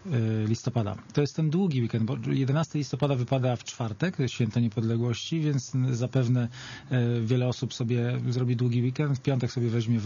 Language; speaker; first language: Polish; native; Polish